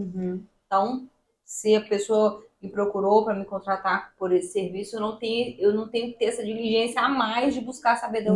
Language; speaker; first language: Portuguese; native; Portuguese